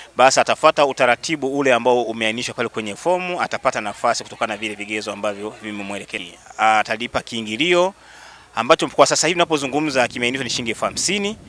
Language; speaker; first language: Swahili; non-native, local second language; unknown